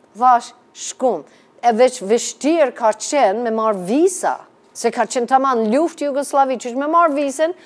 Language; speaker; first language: Albanian; non-native, fluent; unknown